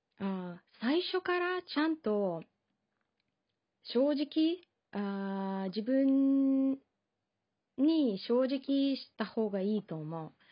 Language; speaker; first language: Japanese; non-native, fluent; Russian